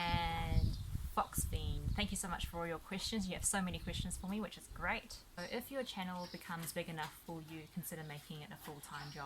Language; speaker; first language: English; early bilingual, other home language; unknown